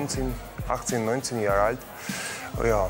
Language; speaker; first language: German; non-native, learner; Russian